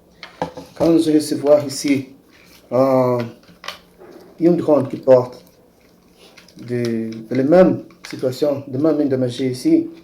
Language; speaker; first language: French; non-native, learner; Portuguese